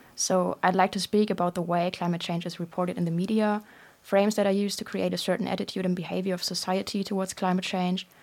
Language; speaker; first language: English; non-native, fluent; German